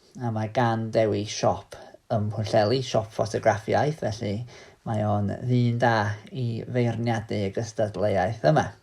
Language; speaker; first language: Welsh; native; Welsh